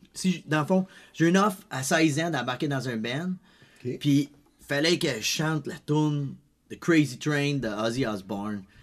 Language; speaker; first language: French; early bilingual, other home language; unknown